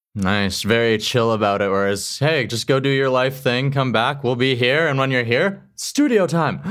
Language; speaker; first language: English; native; English